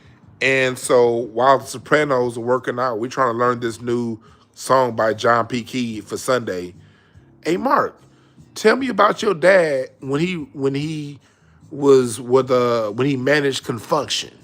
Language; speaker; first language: English; native; English